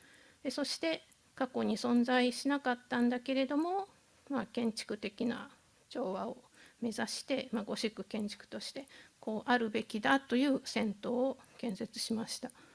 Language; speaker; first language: Japanese; native; Japanese